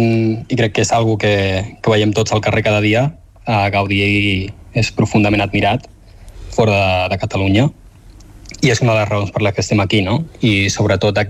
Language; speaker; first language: Catalan; native; Catalan